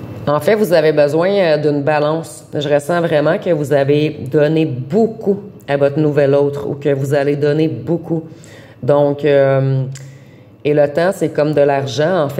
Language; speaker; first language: French; native; French